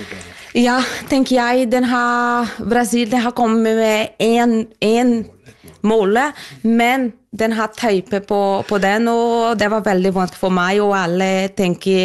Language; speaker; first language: Norwegian; non-native, learner; Portuguese